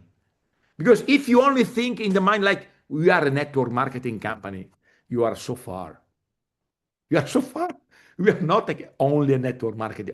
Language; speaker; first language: English; non-native, fluent; Italian